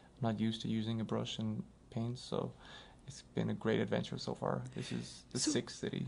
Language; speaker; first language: English; native; English